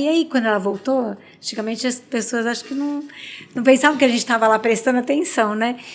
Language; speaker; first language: Portuguese; early bilingual, other home language; Spanish